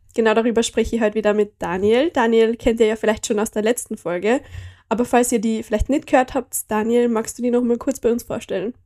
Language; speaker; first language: German; native; German